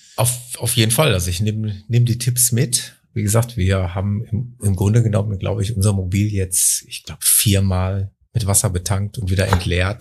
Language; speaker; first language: German; native; German